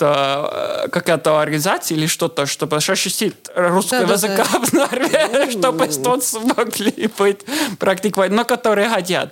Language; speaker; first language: Russian; non-native, learner; Estonian